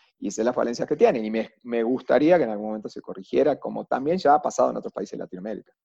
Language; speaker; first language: Spanish; native; Spanish